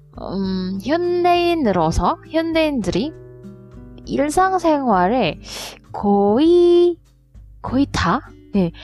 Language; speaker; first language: Korean; non-native, fluent; Indonesian